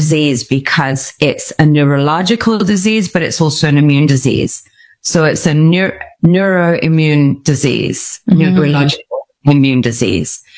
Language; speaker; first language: English; native; English